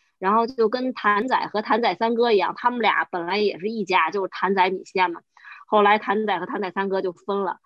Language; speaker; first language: Chinese; native; Chinese